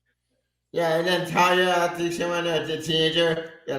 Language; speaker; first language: English; native; English